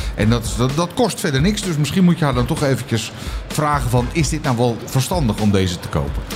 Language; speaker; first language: Dutch; native; Dutch